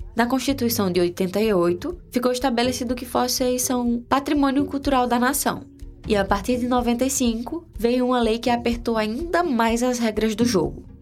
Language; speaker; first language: Portuguese; native; Portuguese